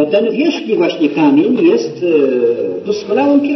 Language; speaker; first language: Polish; native; Polish